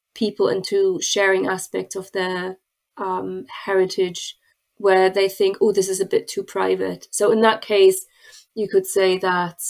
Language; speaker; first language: English; non-native, fluent; German